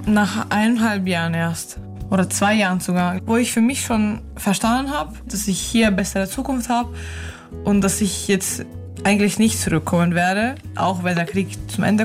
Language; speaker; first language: German; early bilingual, other home language; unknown